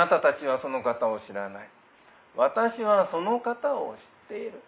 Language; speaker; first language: Japanese; native; Japanese